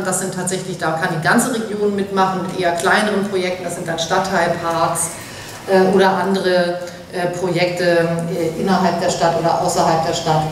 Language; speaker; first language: German; native; German